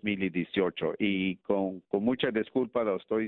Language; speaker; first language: Spanish; early bilingual, heritage; Spanish